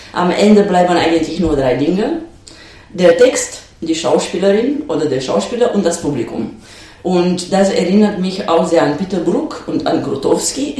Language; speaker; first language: German; non-native, fluent; Romanian